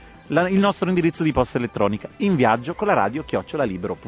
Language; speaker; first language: Italian; native; Italian